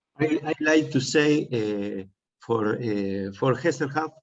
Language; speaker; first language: English; non-native, learner; Spanish